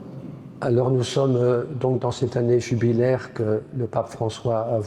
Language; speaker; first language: French; native; French